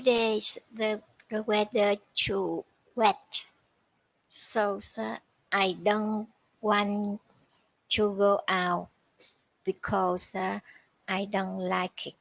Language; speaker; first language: English; non-native, learner; Vietnamese